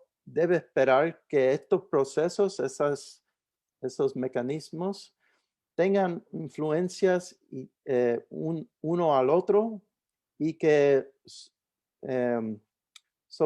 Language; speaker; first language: Spanish; early bilingual, heritage; Spanish